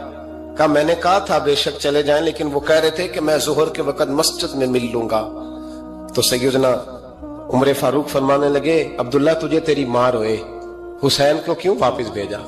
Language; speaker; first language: Urdu; native; Urdu